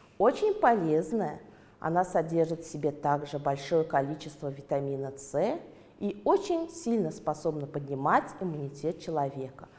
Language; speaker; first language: Russian; native; Russian